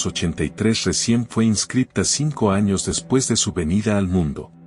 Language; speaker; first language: Spanish; native; Spanish